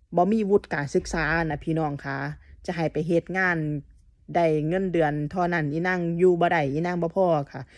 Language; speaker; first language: Thai; native; Thai